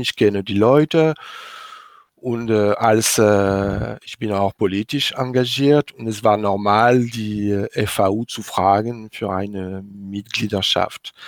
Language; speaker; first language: German; non-native, learner; French